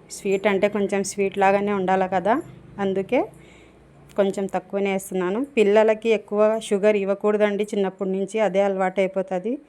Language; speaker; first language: Telugu; non-native, local second language; Urdu